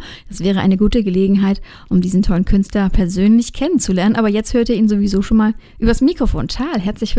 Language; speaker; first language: German; native; German